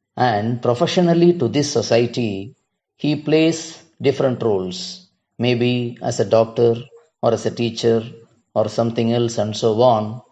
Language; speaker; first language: English; non-native, local second language; Tamil